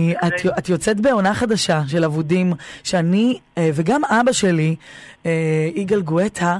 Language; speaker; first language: Hebrew; native; Hebrew